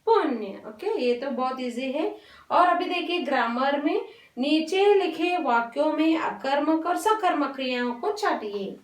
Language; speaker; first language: Hindi; non-native, local second language; Kannada